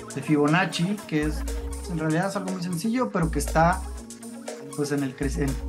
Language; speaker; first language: Spanish; native; Spanish